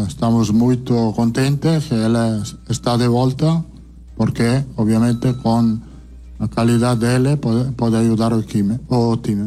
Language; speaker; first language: Portuguese; non-native, fluent; Italian